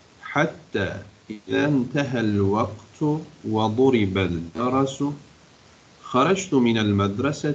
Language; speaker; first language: Arabic; non-native, fluent; Turkish